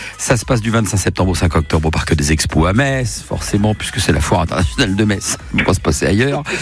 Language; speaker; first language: French; native; French